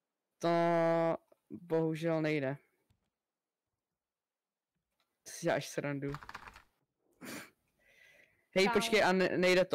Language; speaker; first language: Czech; native; Czech